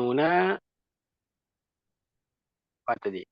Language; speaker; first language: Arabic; non-native, fluent; Indonesian